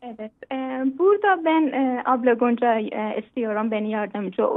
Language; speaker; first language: Turkish; non-native, learner; Persian